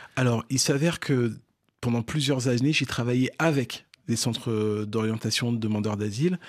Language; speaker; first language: French; early bilingual, other home language; Fon